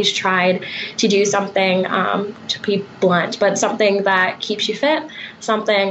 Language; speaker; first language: English; native; English